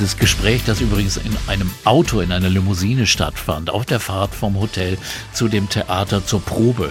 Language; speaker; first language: German; native; German